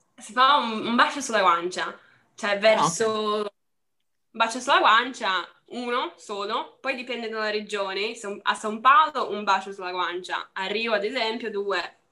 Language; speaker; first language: Italian; non-native, fluent; Portuguese